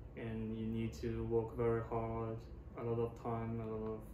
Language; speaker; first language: English; non-native, fluent; Chinese